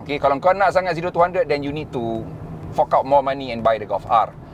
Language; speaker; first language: English; non-native, local second language; Malay